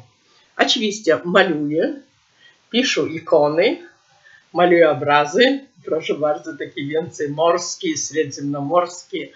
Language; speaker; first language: Polish; non-native, learner; Ukrainian